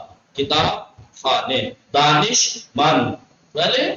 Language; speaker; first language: Persian; non-native, fluent; Urdu